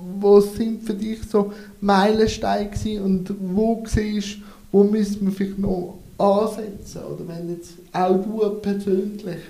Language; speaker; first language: German; native; German